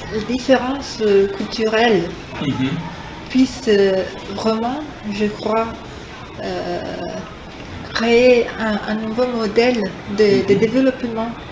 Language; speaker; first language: French; non-native, fluent; Italian